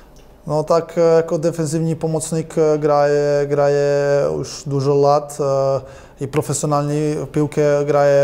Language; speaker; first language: Polish; non-native, learner; Croatian